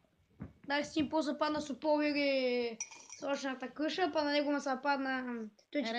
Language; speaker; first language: Bulgarian; native; Bulgarian